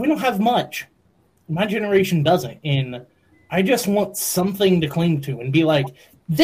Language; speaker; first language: English; native; English